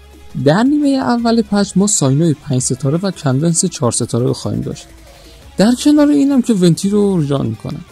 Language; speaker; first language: Persian; native; Persian